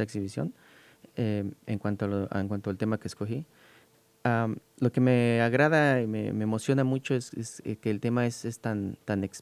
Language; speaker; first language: Spanish; native; Spanish